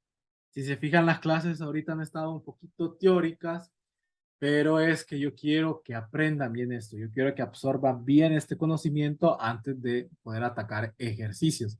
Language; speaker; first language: Spanish; native; Spanish